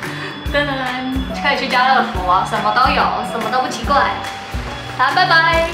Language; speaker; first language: Chinese; native; Chinese